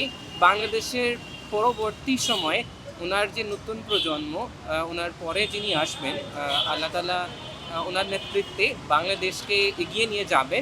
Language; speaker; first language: Bangla; non-native, fluent; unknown